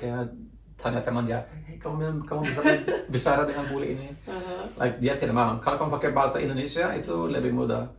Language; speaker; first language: Indonesian; non-native, fluent; Norwegian